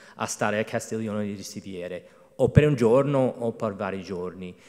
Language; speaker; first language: Italian; non-native, fluent; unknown